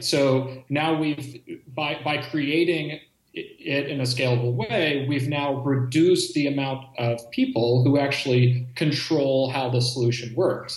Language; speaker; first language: English; native; English